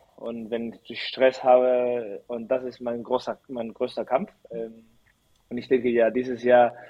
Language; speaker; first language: German; early bilingual, heritage; Spanish